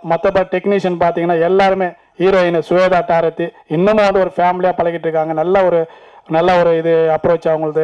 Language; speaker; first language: Tamil; native; Tamil